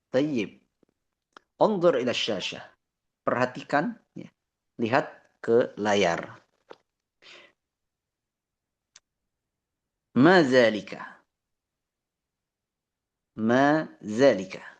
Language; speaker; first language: Arabic; non-native, fluent; Indonesian